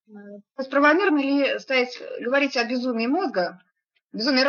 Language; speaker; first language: Russian; native; Russian